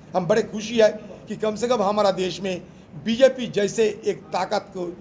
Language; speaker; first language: Hindi; non-native, local second language; Bangla